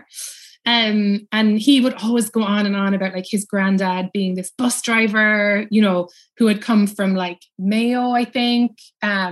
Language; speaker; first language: English; native; English